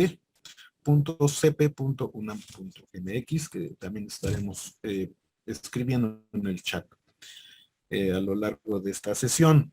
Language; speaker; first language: Spanish; native; Spanish